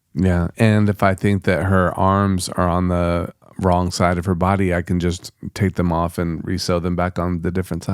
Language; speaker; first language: English; native; English